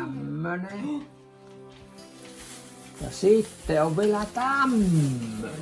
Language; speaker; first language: Finnish; native; Finnish